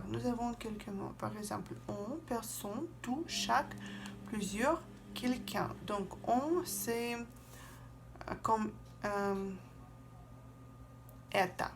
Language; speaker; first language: French; non-native, fluent; Russian